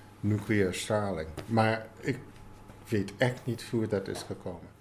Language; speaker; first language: Dutch; non-native, fluent; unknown